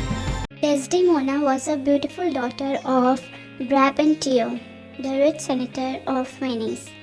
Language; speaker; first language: English; non-native, local second language; Hindi